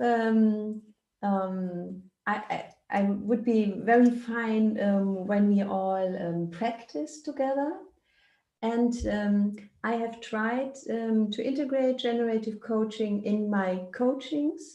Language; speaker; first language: English; non-native, learner; German